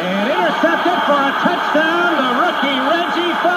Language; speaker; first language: English; native; English